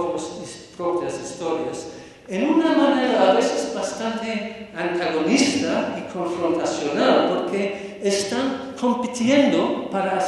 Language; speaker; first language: Spanish; non-native, fluent; English